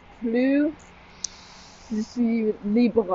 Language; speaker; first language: French; non-native, learner; English